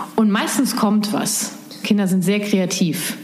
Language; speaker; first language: German; native; German